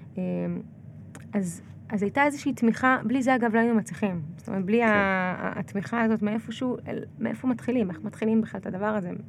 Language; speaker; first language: Hebrew; early bilingual, other home language; Russian